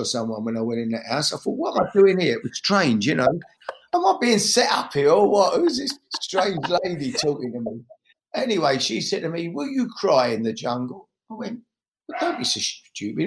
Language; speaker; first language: English; native; English